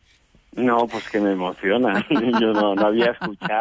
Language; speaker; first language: Spanish; native; Spanish